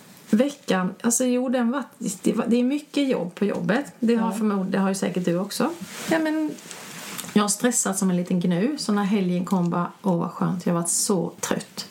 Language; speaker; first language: Swedish; native; Swedish